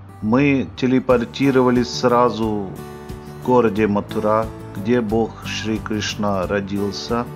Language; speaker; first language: Russian; non-native, fluent; Hindi